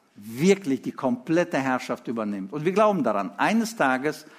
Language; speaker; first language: German; early bilingual, other home language; Russian